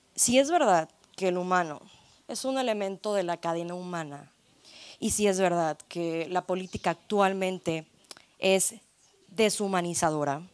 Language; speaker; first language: Spanish; native; Spanish